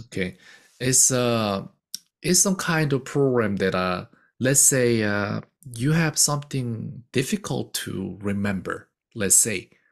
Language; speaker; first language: English; non-native, fluent; Korean